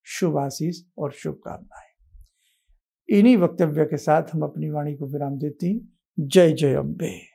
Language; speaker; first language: Hindi; native; Hindi